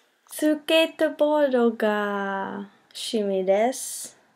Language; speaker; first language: Japanese; non-native, learner; English